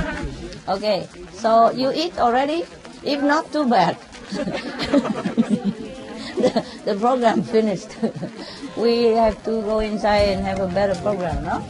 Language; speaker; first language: English; non-native, fluent; Vietnamese